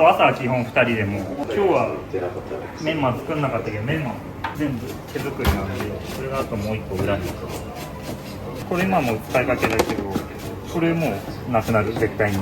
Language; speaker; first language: Japanese; native; Japanese